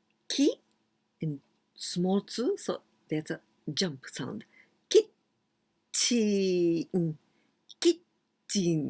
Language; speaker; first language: English; non-native, fluent; Japanese